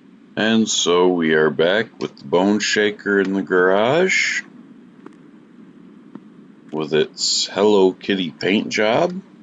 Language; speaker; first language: English; native; English